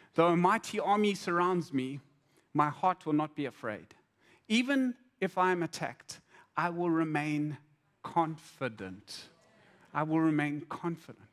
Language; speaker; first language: English; native; English